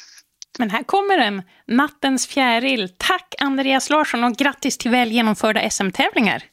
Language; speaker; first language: Swedish; native; Swedish